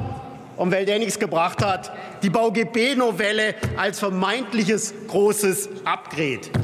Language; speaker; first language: German; native; German